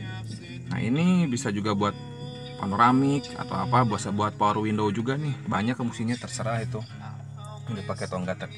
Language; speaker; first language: Indonesian; native; Indonesian